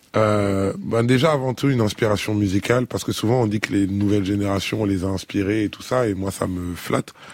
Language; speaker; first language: French; early bilingual, other home language; Lingala